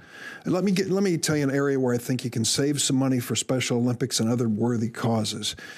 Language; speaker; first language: English; native; English